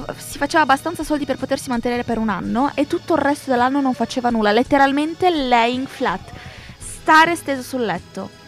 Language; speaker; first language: Italian; early bilingual, other home language; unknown